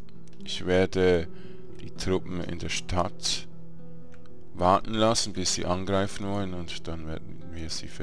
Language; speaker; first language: German; native; German